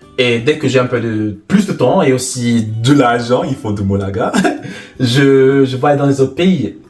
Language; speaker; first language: French; non-native, fluent; English